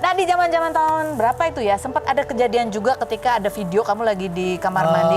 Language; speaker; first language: Indonesian; native; Indonesian